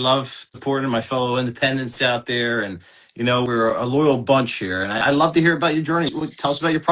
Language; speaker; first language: English; native; English